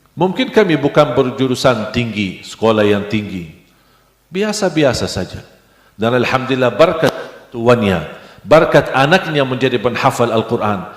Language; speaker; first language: Indonesian; non-native, fluent; Arabic